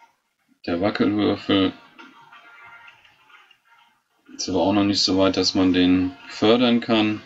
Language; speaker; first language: German; native; German